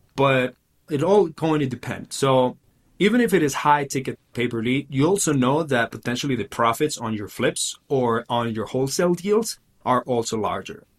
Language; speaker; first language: English; early bilingual, other home language; Spanish